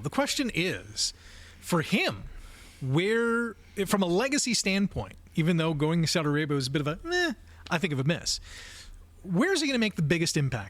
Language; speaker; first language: English; native; English